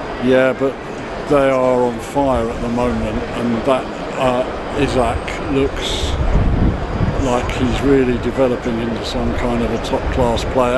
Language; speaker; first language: English; native; English